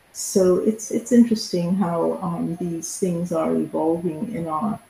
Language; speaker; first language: English; native; English